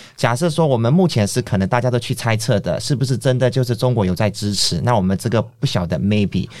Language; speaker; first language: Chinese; non-native, fluent; Burmese